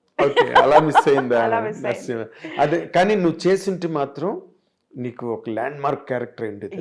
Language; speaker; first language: Telugu; native; Telugu